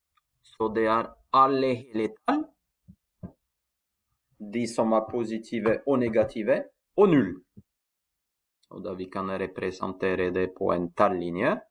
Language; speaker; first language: Norwegian; non-native, fluent; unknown